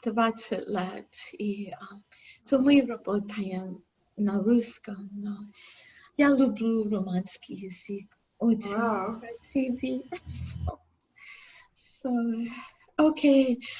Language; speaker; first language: Russian; non-native, fluent; English